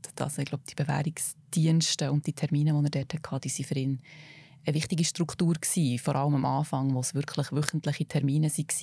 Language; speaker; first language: German; native; German